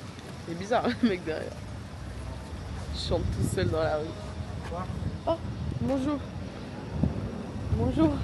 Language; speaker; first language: French; native; French